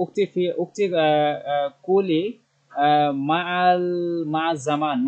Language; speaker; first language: Arabic; non-native, learner; Bangla